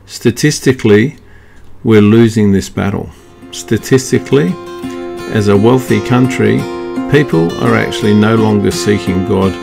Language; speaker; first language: English; native; English